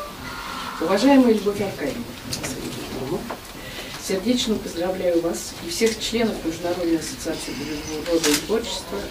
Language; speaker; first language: Russian; native; Russian